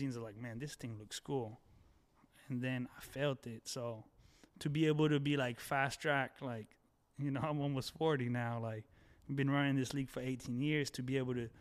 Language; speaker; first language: English; early bilingual, other home language; French